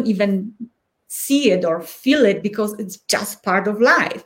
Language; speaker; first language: English; non-native, fluent; Polish